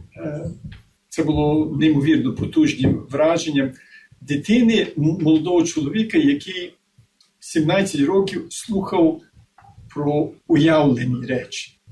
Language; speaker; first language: Ukrainian; early bilingual, heritage; Ukrainian